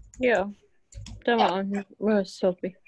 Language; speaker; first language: Finnish; non-native, learner; Russian